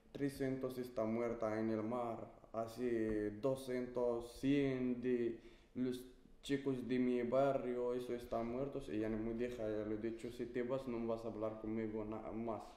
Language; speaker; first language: Spanish; non-native, learner; Arabic